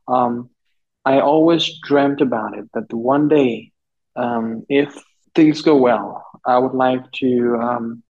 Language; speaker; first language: English; non-native, local second language; German